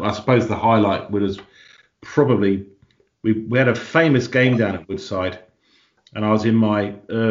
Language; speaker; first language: English; native; English